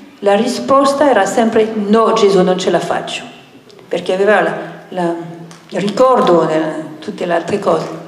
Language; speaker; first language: Italian; non-native, fluent; French